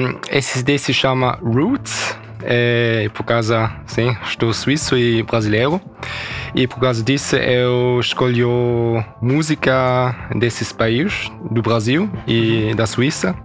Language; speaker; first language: Portuguese; early bilingual, heritage; German